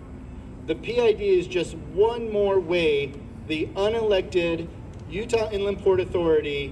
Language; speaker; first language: English; native; English